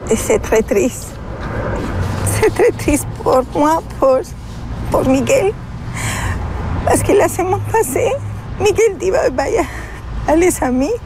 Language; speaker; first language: French; non-native, learner; Spanish